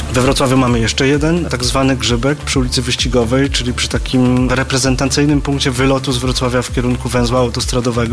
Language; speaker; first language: Polish; native; Polish